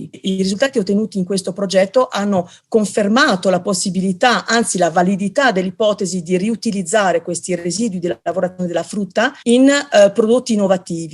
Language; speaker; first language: Italian; native; Italian